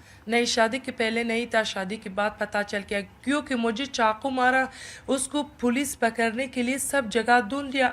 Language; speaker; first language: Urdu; non-native, learner; Persian